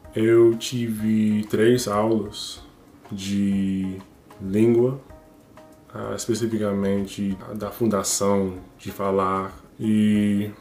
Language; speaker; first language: Portuguese; non-native, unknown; English